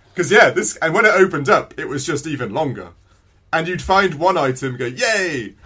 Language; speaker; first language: English; native; English